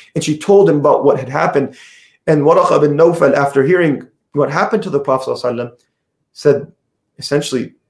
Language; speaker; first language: English; native; English